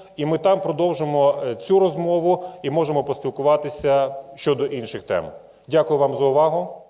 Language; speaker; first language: Ukrainian; native; Ukrainian